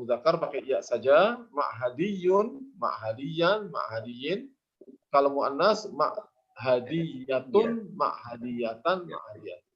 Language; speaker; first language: Arabic; non-native, learner; Indonesian